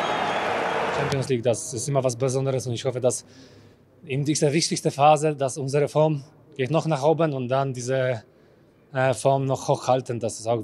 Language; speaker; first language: German; non-native, fluent; Polish